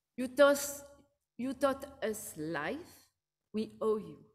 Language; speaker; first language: English; non-native, fluent; French